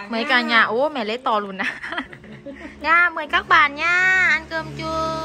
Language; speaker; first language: Vietnamese; non-native, learner; Thai